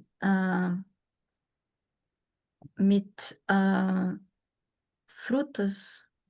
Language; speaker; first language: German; non-native, learner; Portuguese